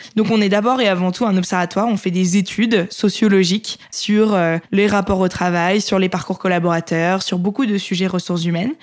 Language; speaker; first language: French; native; French